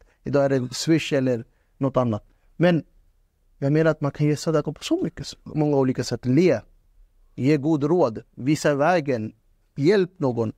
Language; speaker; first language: Swedish; non-native, fluent; Urdu